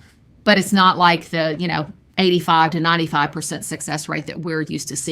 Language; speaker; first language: English; native; English